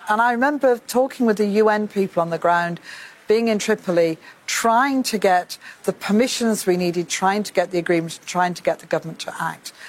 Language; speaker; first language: English; native; English